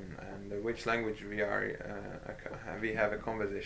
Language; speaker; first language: English; non-native, fluent; Hungarian